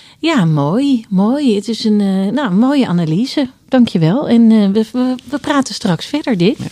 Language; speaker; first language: Dutch; native; Dutch